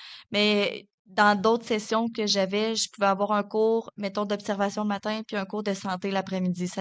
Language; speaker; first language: French; native; French